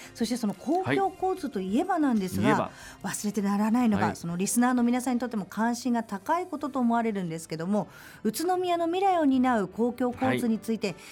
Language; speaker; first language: Japanese; native; Japanese